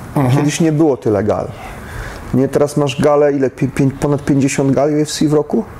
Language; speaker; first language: Polish; native; Polish